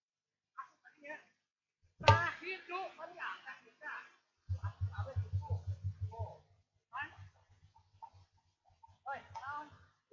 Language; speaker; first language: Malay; non-native, local second language; Sundanese